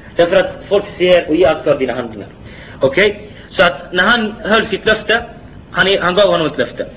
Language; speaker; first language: Swedish; non-native, fluent; Arabic